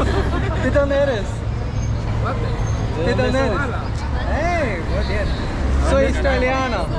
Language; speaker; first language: Spanish; non-native, learner; English